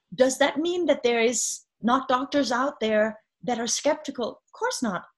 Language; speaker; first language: English; non-native, fluent; Danish